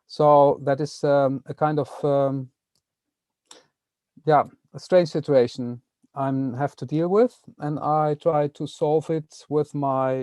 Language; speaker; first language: English; non-native, fluent; Dutch